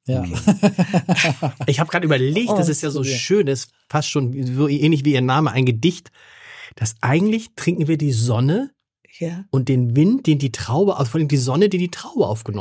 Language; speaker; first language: German; native; German